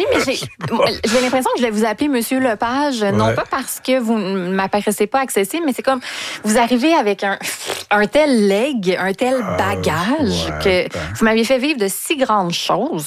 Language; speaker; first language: French; native; French